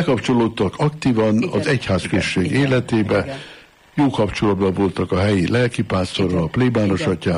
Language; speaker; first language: Hungarian; native; Hungarian